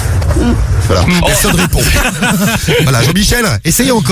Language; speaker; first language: French; native; French